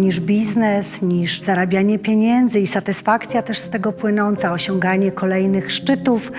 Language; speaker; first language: Polish; native; Polish